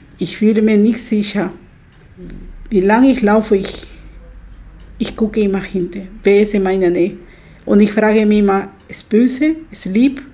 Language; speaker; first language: German; non-native, learner; Spanish